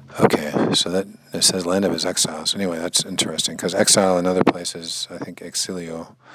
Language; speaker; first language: English; native; English